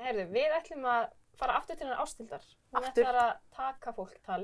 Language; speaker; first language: Icelandic; native; Icelandic